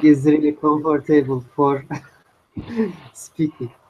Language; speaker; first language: English; non-native, learner; Turkish